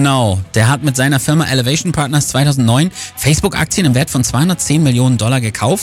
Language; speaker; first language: German; native; German